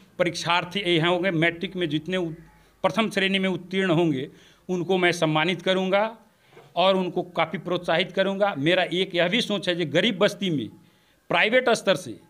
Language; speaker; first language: Hindi; native; Hindi